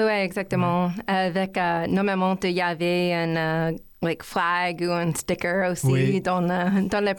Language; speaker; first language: French; non-native, learner; English